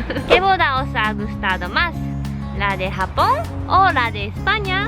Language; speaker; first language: Spanish; non-native, learner; Japanese